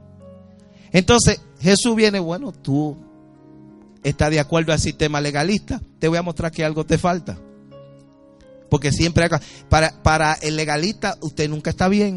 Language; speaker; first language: Spanish; native; Spanish